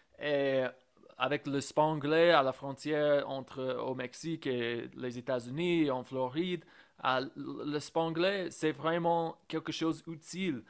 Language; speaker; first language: French; non-native, fluent; English